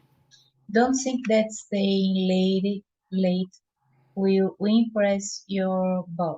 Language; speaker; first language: English; non-native, learner; Portuguese